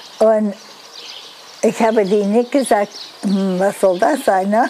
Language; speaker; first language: German; non-native, learner; English